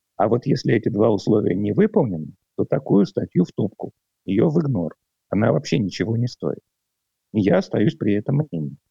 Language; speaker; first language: Russian; native; Russian